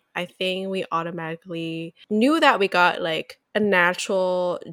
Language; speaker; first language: English; non-native, local second language; Cantonese